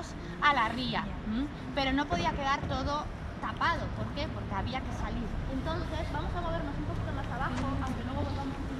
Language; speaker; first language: Spanish; native; Spanish